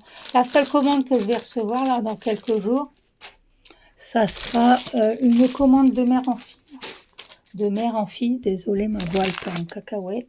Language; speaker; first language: French; native; French